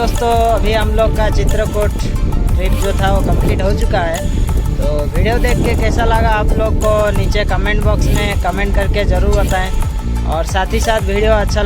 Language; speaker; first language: Hindi; native; Hindi